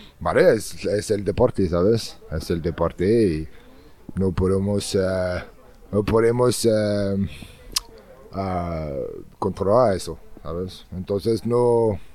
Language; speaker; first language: Spanish; non-native, learner; French